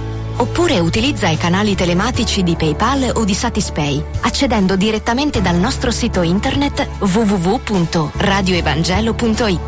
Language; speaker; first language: Italian; native; Italian